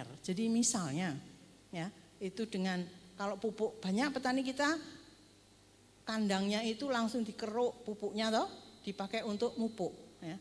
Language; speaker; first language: Indonesian; native; Indonesian